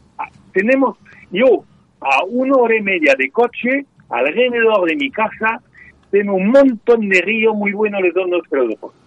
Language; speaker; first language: Spanish; non-native, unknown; French